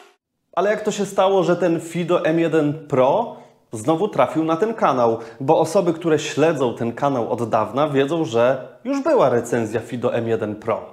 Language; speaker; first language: Polish; native; Polish